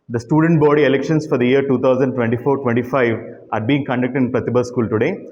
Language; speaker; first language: English; non-native, local second language; Telugu